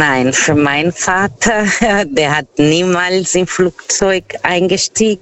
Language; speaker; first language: German; non-native, learner; Portuguese